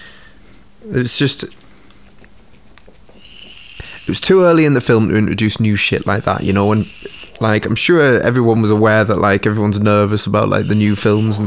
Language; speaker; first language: English; native; English